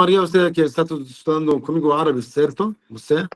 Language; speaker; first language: Portuguese; non-native, learner; Arabic